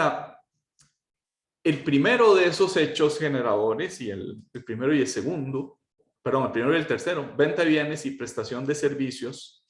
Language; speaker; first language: Spanish; native; Spanish